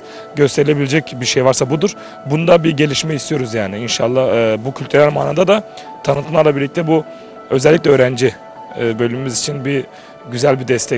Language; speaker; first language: Turkish; native; Turkish